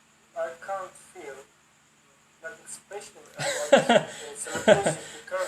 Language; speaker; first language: English; non-native, learner; Turkish